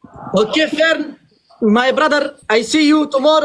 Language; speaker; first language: English; non-native, learner; Arabic